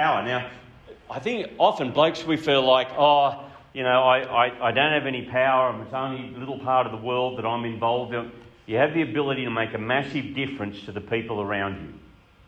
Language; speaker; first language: English; native; English